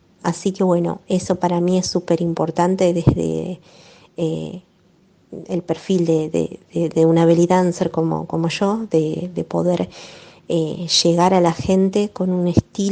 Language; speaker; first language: Spanish; native; Spanish